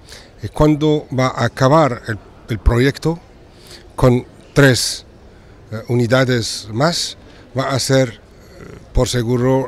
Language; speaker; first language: Spanish; non-native, fluent; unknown